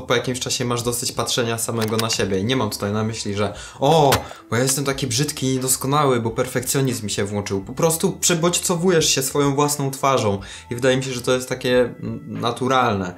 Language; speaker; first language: Polish; native; Polish